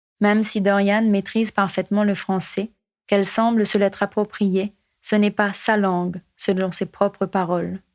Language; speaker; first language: French; non-native, local second language; Morisyen